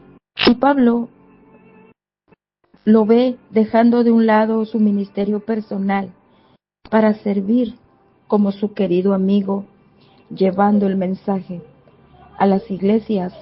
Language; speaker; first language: Spanish; native; Spanish